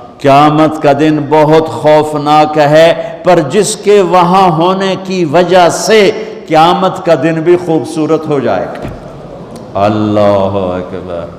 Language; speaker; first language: Urdu; non-native, local second language; Punjabi